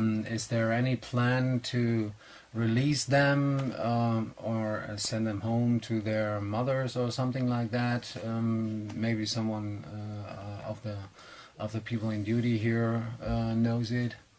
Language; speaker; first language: English; non-native, fluent; German